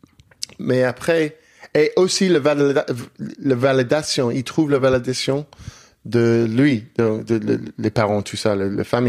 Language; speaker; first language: French; non-native, fluent; English